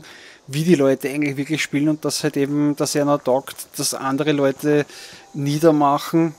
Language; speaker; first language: German; native; German